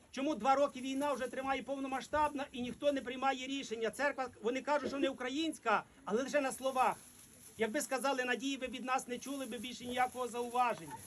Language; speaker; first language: Ukrainian; native; Ukrainian